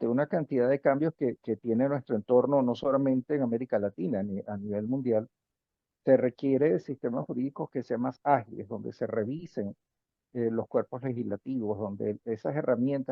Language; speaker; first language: Spanish; native; Spanish